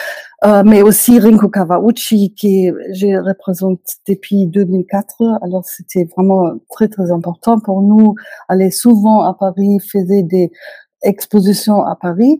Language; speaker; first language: French; non-native, fluent; German